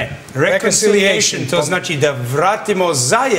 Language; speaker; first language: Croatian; early bilingual, heritage; English